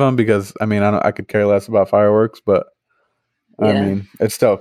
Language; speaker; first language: English; native; English